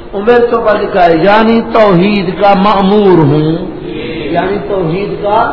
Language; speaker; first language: Urdu; non-native, local second language; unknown